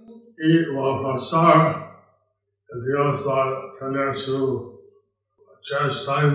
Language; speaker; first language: Spanish; non-native, learner; English